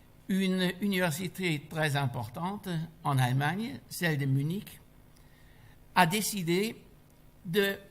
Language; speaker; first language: French; non-native, fluent; German